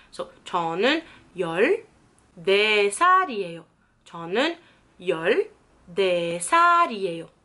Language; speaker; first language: Korean; non-native, fluent; French